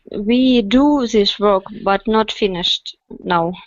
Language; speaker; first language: English; non-native, learner; Russian